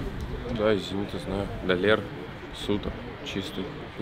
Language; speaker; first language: Russian; native; Russian